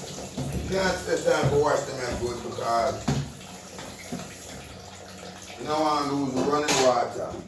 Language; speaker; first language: English; non-native, local second language; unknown